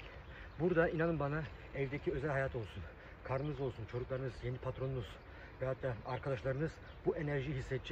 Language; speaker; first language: Turkish; early bilingual, heritage; Turkish